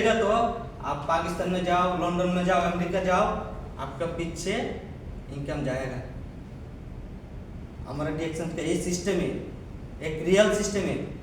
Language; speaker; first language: Hindi; non-native, fluent; Bangla